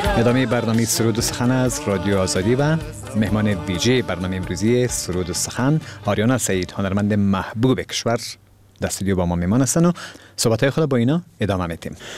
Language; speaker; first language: Persian; native; Persian